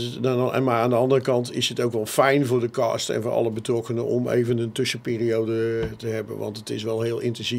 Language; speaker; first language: Dutch; native; Dutch